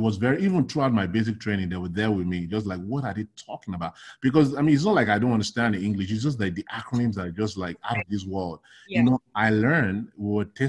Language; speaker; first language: English; non-native, local second language; Yoruba